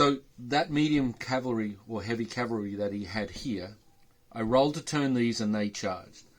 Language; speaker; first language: English; native; English